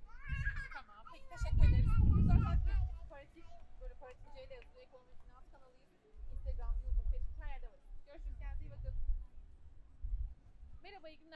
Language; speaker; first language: Turkish; native; Turkish